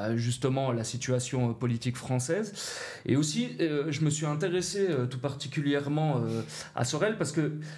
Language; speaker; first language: French; native; French